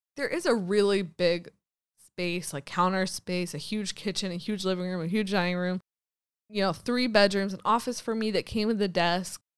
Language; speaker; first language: English; native; English